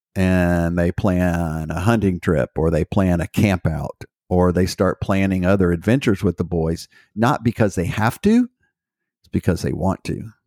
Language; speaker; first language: English; native; English